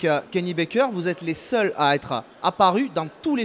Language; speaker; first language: French; native; French